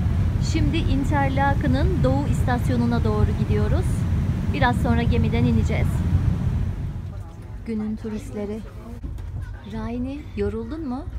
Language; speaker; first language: Turkish; native; Turkish